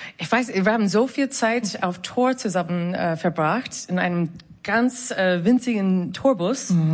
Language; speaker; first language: German; non-native, fluent; English